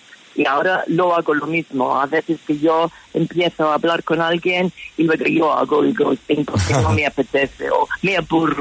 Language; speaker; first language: Spanish; non-native, fluent; English